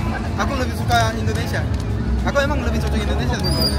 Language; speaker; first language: Indonesian; non-native, fluent; Korean